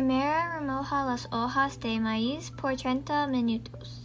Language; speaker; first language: Spanish; non-native, learner; English